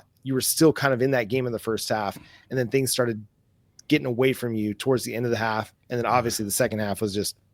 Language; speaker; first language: English; native; English